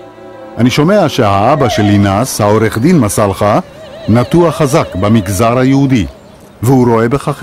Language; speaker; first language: Hebrew; native; Hebrew